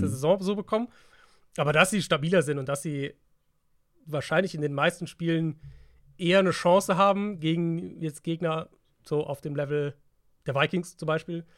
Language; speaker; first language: German; native; German